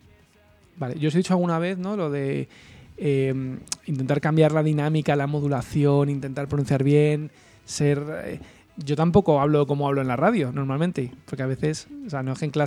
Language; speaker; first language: Spanish; native; Spanish